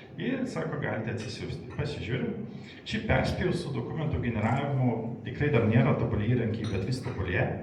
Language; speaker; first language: Lithuanian; non-native, local second language; Polish